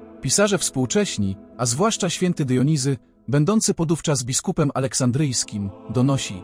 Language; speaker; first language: Polish; native; Polish